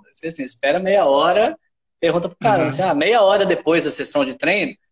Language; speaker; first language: Portuguese; native; Portuguese